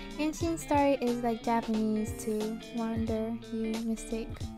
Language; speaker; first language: English; early bilingual, other home language; Japanese